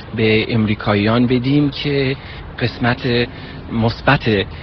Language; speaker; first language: Persian; non-native, fluent; English